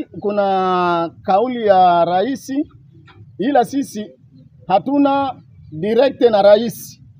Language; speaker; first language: Swahili; native; Swahili